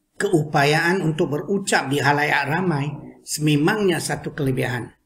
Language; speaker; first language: Malay; non-native, local second language; Chinese